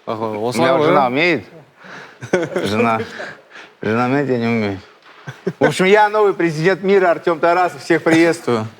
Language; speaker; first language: Russian; native; Russian